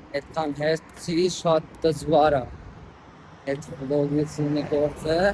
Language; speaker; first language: Armenian; non-native, learner; Hindi